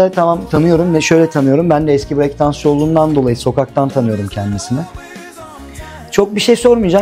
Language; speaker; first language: Turkish; native; Turkish